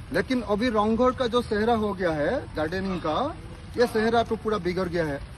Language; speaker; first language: Hindi; non-native, local second language; Assamese